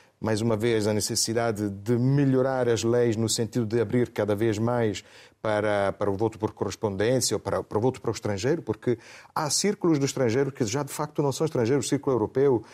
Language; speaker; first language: Portuguese; non-native, fluent; Italian